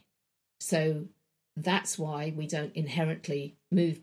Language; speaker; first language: English; native; English